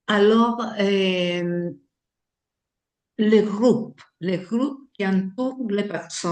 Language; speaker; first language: French; non-native, fluent; Spanish